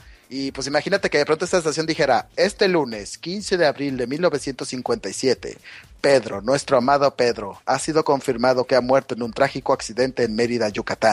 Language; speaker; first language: Spanish; native; Spanish